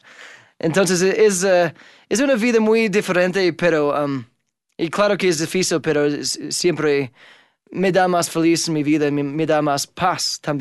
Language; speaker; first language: Spanish; non-native, fluent; English